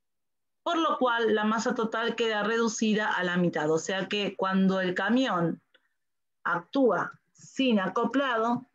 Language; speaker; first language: Spanish; native; Spanish